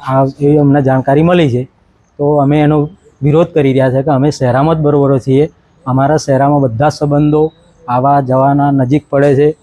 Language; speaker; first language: Gujarati; native; Gujarati